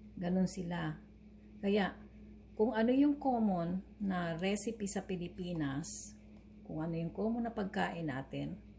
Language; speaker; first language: Filipino; non-native, local second language; Bikol